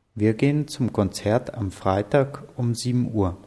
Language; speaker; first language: German; native; German